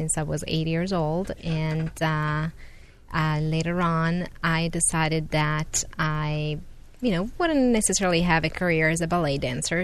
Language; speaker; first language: English; non-native, fluent; Italian